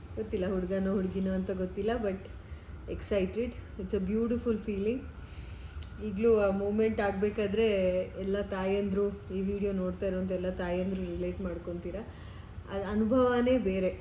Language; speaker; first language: Kannada; non-native, local second language; Kodava